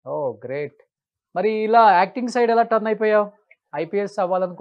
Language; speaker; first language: Telugu; native; Telugu